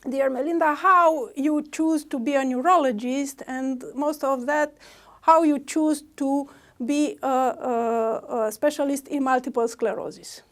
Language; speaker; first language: English; non-native, fluent; Romanian